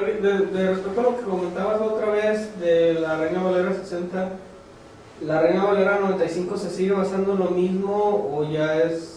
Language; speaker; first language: Spanish; native; Spanish